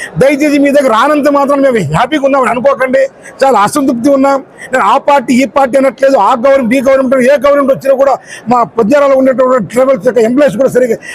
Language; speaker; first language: Telugu; non-native, local second language; Lambadi